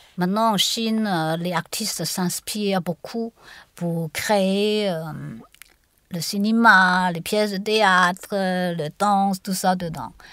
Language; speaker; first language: French; non-native, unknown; Chinese